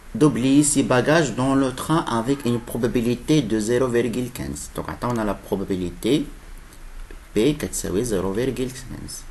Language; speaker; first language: French; non-native, local second language; Arabic